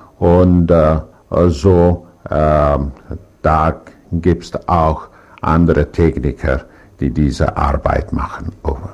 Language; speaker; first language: German; non-native, learner; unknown